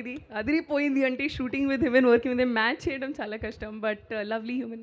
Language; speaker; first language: Telugu; non-native, learner; Hindi